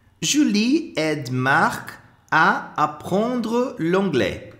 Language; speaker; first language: French; non-native, fluent; Portuguese